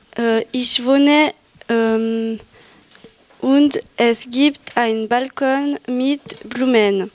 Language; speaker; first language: German; non-native, learner; French